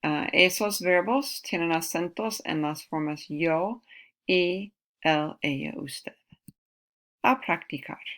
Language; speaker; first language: Spanish; non-native, fluent; English